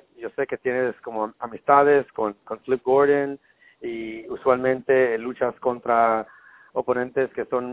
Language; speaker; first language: Spanish; non-native, learner; English